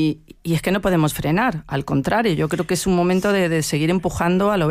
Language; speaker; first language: Spanish; native; Spanish